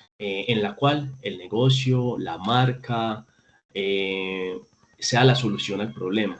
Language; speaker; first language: Spanish; native; Spanish